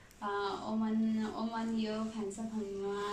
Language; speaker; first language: Chinese; non-native, learner; Nepali